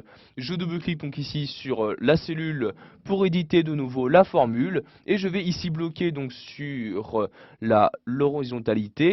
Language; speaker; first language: French; native; French